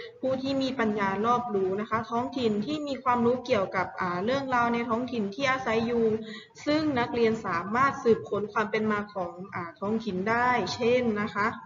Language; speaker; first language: Thai; native; Thai